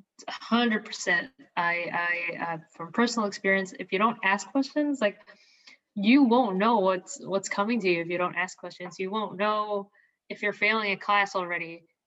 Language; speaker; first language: English; non-native, local second language; Filipino